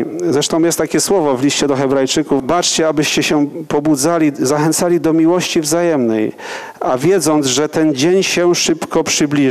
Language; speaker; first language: Polish; native; Polish